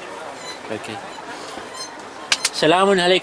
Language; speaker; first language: Arabic; non-native, learner; Gujarati